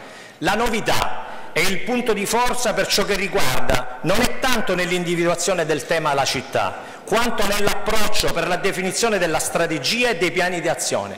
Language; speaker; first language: Italian; native; Italian